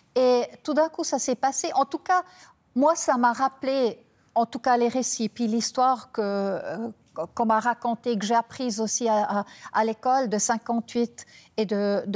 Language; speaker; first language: French; non-native, fluent; German